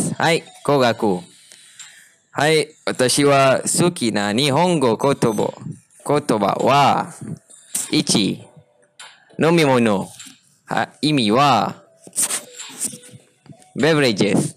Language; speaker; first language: Japanese; non-native, learner; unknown